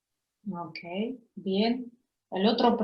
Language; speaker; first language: Spanish; non-native, fluent; Russian